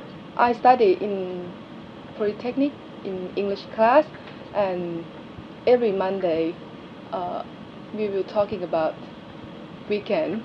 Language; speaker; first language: English; non-native, learner; Thai